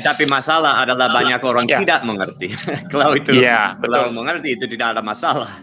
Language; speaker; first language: Indonesian; non-native, learner; English